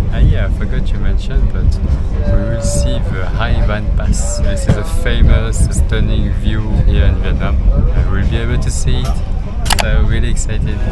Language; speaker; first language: English; non-native, fluent; French